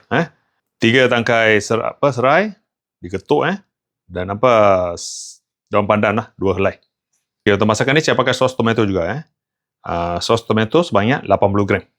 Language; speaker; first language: Malay; non-native, local second language; Tamil